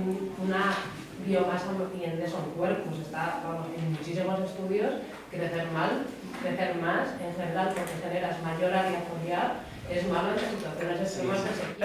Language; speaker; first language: Spanish; native; Spanish